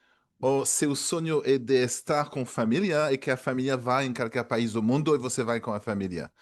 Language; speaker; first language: Portuguese; non-native, fluent; French